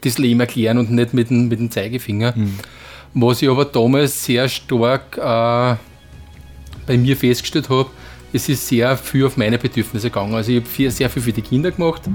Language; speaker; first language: German; native; German